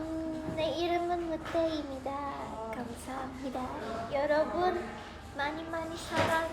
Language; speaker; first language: Korean; non-native, learner; Indonesian